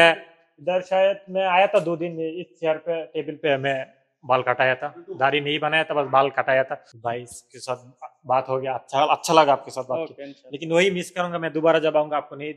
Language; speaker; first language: Hindi; non-native, learner; Bangla